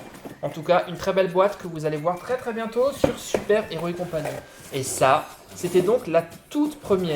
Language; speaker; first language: French; native; French